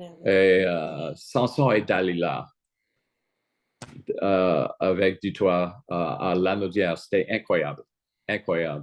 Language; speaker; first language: French; non-native, fluent; English